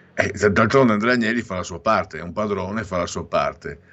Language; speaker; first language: Italian; non-native, local second language; Friulian